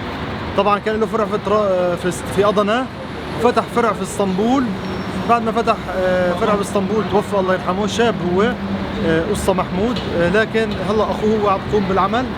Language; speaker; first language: Arabic; native; Arabic